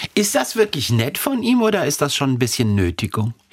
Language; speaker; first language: German; native; German